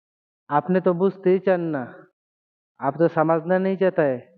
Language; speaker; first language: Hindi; non-native, learner; Bangla